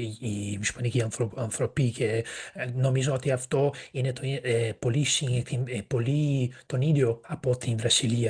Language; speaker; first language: Greek; non-native, fluent; Portuguese